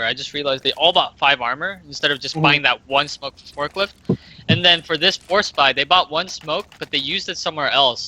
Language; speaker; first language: English; native; English